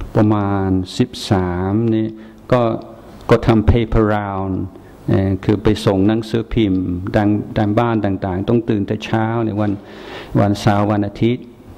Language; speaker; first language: Thai; non-native, fluent; English